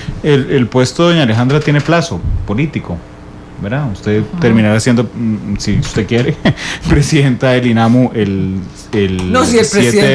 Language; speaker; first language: Spanish; native; Spanish